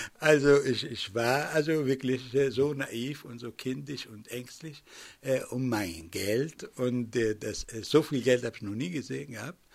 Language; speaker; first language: German; non-native, fluent; Arabic